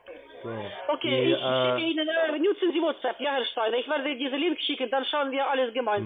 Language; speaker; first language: German; non-native, fluent; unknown